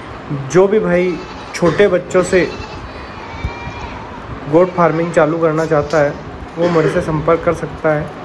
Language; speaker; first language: Hindi; native; Hindi